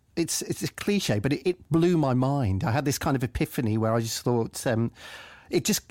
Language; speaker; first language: English; native; English